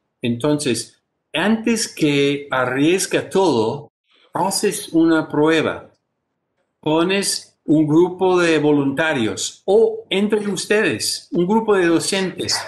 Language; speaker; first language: Spanish; non-native, fluent; English